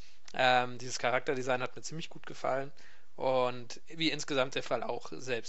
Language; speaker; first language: German; native; German